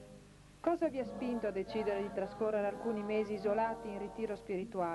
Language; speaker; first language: Italian; native; Italian